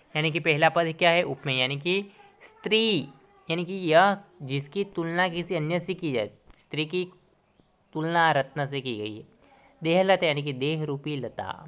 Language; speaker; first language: Hindi; non-native, local second language; Gujarati